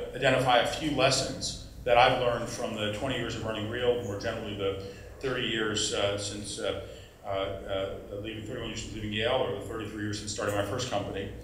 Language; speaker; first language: English; native; English